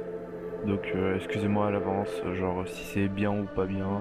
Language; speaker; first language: French; native; French